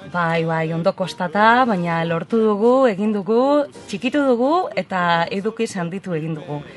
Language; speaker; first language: Basque; native; Basque